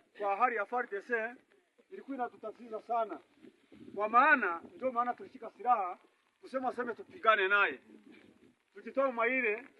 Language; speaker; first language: Swahili; non-native, local second language; Kinyarwanda